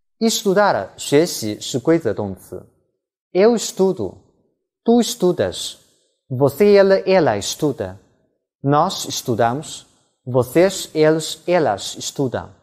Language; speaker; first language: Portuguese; non-native, fluent; Chinese